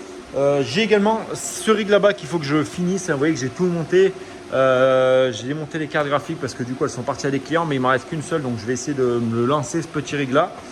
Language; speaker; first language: French; native; French